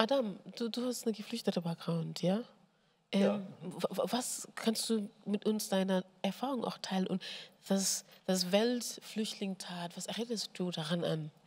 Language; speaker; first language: German; non-native, fluent; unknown